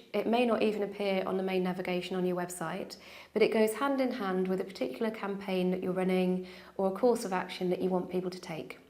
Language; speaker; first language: English; native; English